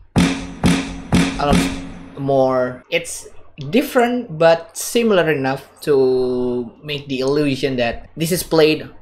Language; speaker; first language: English; non-native, fluent; Indonesian